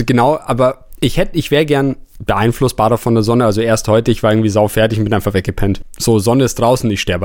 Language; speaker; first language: German; native; German